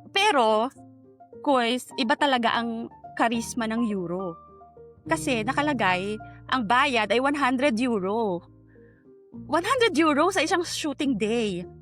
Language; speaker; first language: Filipino; native; Filipino